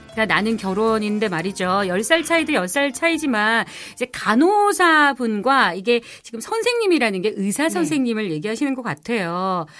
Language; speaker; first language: Korean; native; Korean